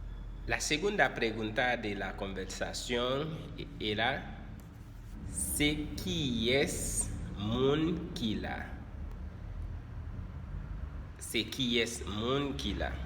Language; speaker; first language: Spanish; non-native, fluent; Haitian Creole